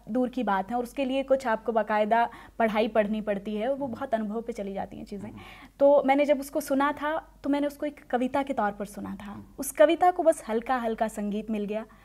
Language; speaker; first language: Hindi; native; Hindi